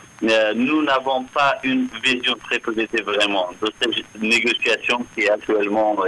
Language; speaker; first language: French; non-native, fluent; Persian